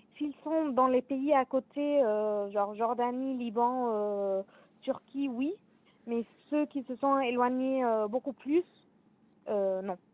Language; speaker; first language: French; non-native, fluent; Arabic